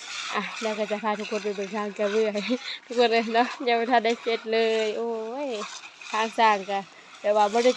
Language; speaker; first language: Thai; non-native, local second language; Northeastern Thai